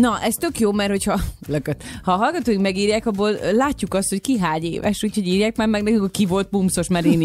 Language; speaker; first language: Hungarian; native; Hungarian